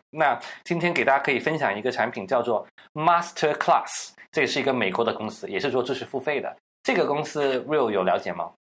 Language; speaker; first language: Chinese; non-native, local second language; Cantonese